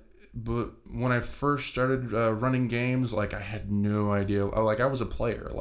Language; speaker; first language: English; native; English